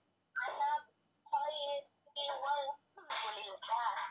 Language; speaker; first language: Arabic; non-native, learner; Indonesian